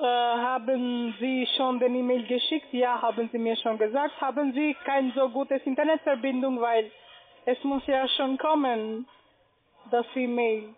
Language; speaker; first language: German; non-native, learner; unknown